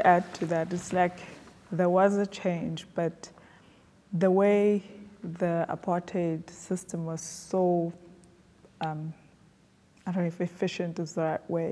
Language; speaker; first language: English; non-native, local second language; Zulu